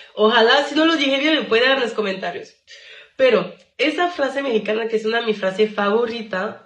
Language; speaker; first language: Spanish; non-native, fluent; French